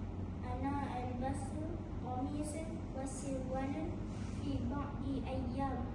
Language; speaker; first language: Arabic; non-native, learner; Malay